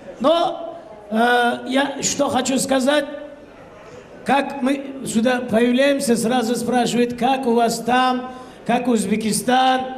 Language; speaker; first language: Russian; non-native, local second language; Uzbek